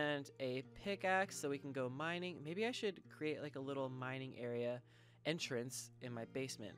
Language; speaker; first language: English; native; English